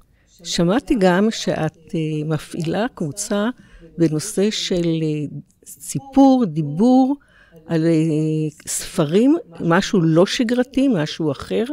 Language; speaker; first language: Hebrew; native; Hebrew